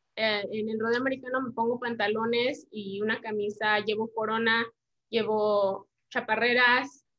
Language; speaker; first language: Spanish; early bilingual, heritage; Spanish